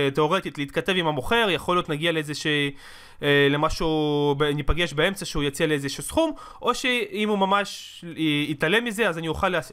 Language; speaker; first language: Hebrew; native; Hebrew